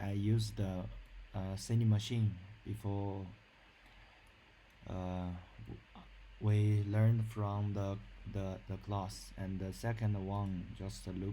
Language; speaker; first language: English; non-native, learner; Chinese